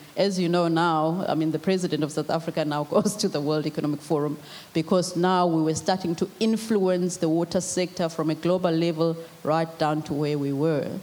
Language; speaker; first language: English; non-native, local second language; Zulu